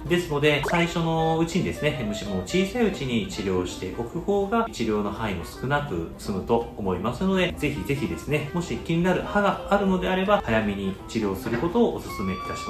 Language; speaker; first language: Japanese; native; Japanese